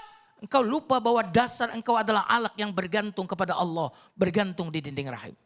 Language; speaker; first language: Indonesian; native; Indonesian